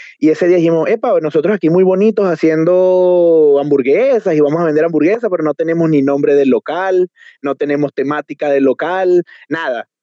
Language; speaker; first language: Spanish; native; Spanish